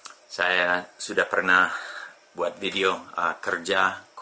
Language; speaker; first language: Indonesian; non-native, fluent; English